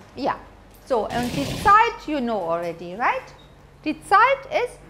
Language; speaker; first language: German; non-native, fluent; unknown